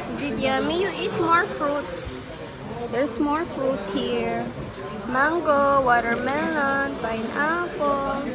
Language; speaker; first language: Filipino; non-native, local second language; Cebuano